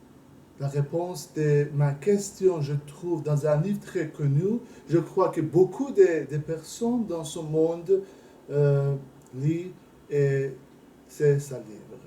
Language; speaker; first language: French; non-native, learner; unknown